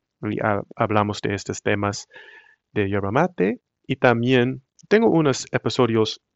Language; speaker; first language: Spanish; non-native, fluent; English